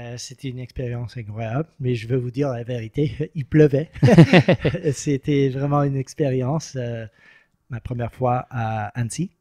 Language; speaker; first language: French; non-native, local second language; English